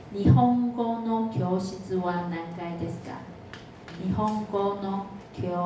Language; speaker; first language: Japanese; non-native, fluent; Chinese